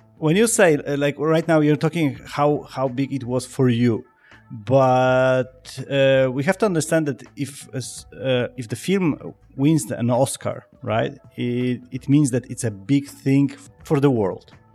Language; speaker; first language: English; non-native, fluent; Polish